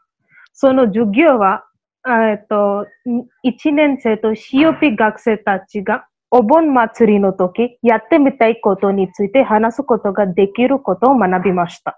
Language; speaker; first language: Japanese; non-native, learner; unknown